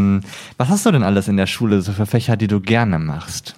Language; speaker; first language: German; native; German